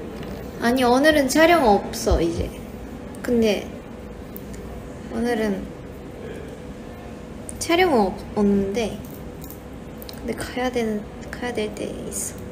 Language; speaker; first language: Korean; non-native, fluent; Japanese